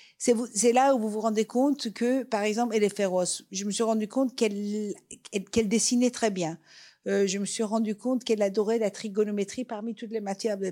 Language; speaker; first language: French; non-native, fluent; Persian